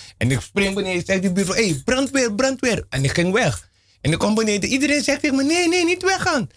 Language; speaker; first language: Dutch; non-native, local second language; Papiamento